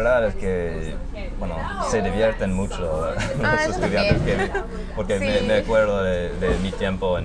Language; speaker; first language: Spanish; non-native, fluent; English